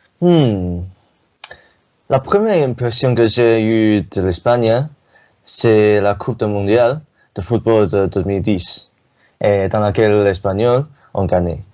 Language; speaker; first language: French; non-native, learner; Chinese